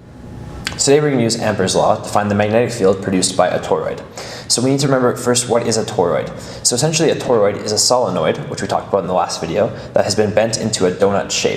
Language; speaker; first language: English; native; English